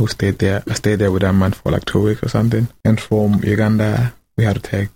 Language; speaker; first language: English; non-native, local second language; Kinyarwanda